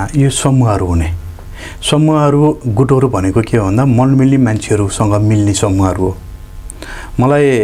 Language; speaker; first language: Nepali; native; Nepali